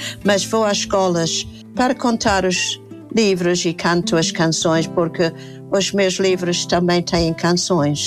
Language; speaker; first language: Portuguese; non-native, fluent; English